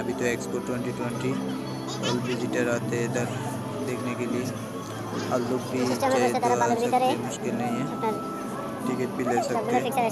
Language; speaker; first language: Hindi; non-native, fluent; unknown